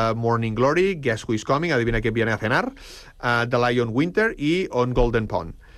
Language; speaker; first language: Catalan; native; Catalan